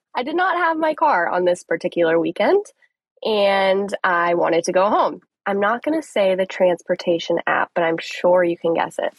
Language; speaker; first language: English; native; English